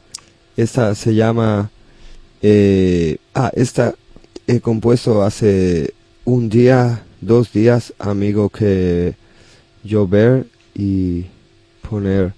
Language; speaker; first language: Spanish; non-native, learner; English